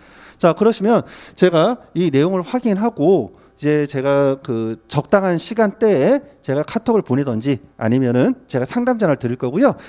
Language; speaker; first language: Korean; native; Korean